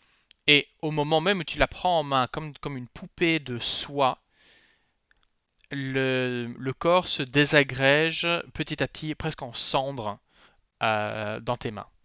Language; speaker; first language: French; native; French